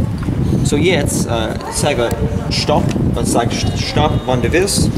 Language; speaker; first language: German; non-native, learner; English